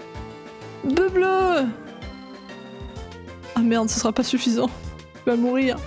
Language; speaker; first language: French; native; French